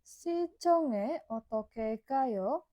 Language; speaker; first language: Korean; non-native, learner; Indonesian